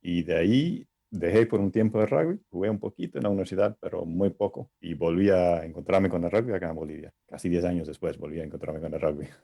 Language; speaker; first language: Spanish; non-native, fluent; English